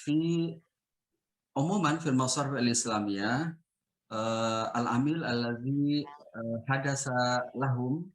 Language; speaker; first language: Arabic; non-native, fluent; Indonesian